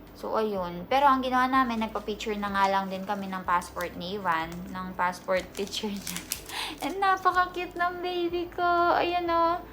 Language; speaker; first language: Filipino; native; Filipino